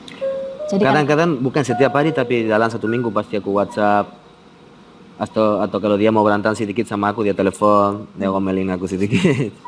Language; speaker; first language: Indonesian; non-native, fluent; Spanish